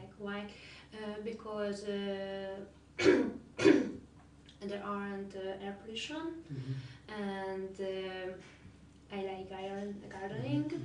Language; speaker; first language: English; non-native, learner; Hungarian